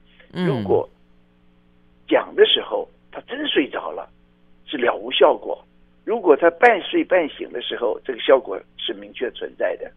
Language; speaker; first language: Chinese; native; Chinese